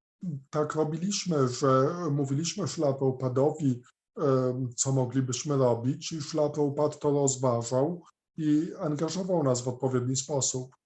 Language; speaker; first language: Polish; native; Polish